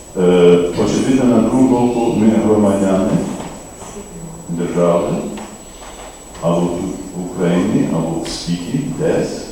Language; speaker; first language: Ukrainian; non-native, fluent; English